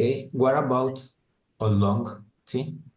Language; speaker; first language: English; non-native, learner; Spanish